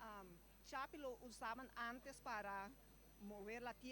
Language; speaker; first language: Spanish; non-native, fluent; Papiamento